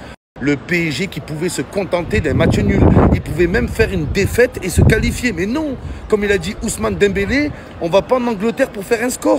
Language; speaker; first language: French; native; French